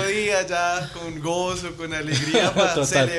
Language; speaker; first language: Spanish; native; Spanish